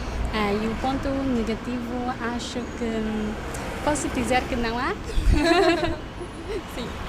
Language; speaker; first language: Portuguese; non-native, learner; Chinese